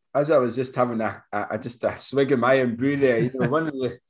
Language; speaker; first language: English; native; English